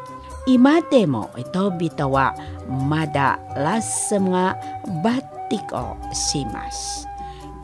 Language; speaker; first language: Japanese; non-native, fluent; Indonesian